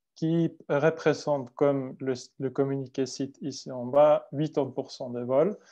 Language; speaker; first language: French; non-native, fluent; Swiss German